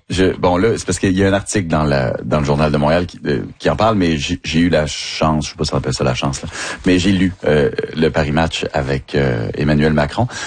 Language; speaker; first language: French; native; French